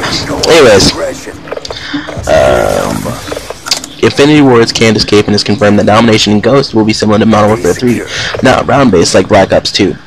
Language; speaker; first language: English; native; English